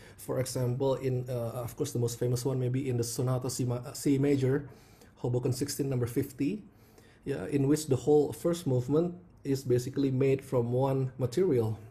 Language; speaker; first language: English; non-native, fluent; Indonesian